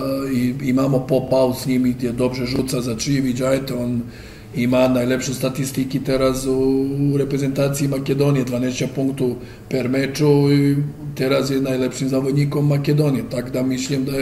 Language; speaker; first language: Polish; non-native, learner; Serbian